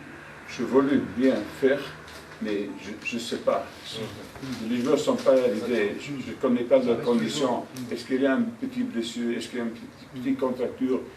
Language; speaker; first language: French; non-native, fluent; Dutch